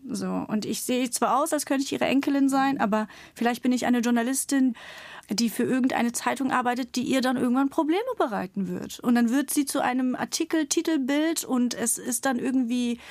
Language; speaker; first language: German; early bilingual, other home language; Turkish